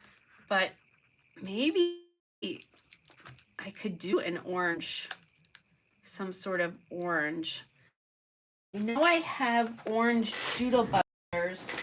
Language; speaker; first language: English; native; English